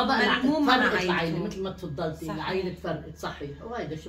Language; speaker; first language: Arabic; native; Arabic